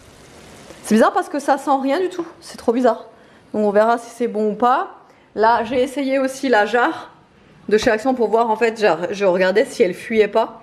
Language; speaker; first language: French; native; French